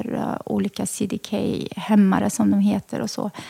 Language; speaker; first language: Swedish; early bilingual, other home language; Arabic